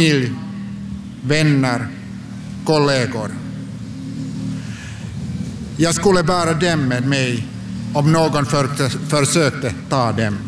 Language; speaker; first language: Swedish; non-native, local second language; Finnish